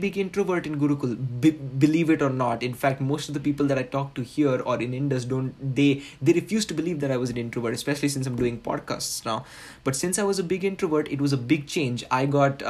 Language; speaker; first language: English; non-native, local second language; Marathi